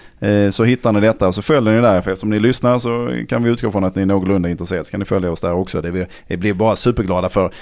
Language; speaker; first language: Swedish; native; Swedish